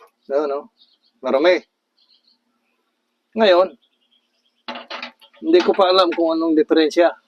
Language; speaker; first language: Filipino; native; Filipino